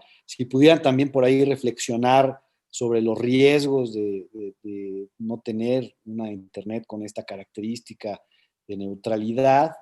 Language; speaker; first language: Spanish; native; Spanish